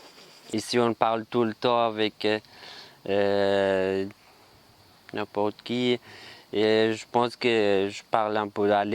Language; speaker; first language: French; non-native, learner; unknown